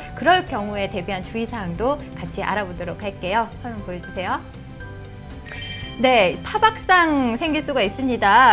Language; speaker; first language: Korean; native; Korean